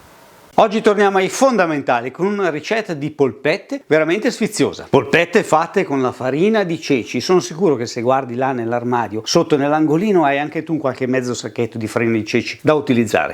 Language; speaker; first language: Italian; native; Italian